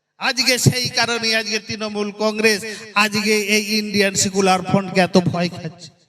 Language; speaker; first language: Bangla; non-native, local second language; Santali